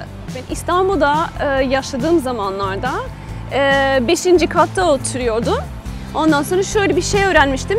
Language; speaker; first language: Turkish; non-native, fluent; English